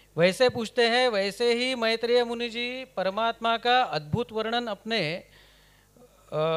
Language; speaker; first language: Hindi; non-native, local second language; Kannada